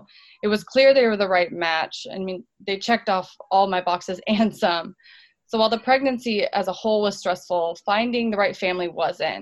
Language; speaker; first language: English; native; English